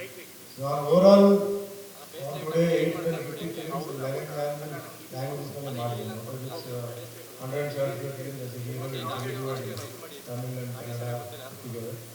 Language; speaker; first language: Kannada; non-native, fluent; Tulu